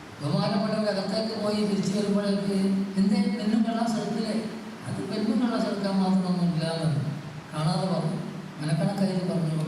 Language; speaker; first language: Malayalam; native; Malayalam